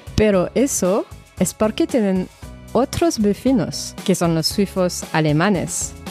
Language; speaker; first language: Spanish; non-native, fluent; French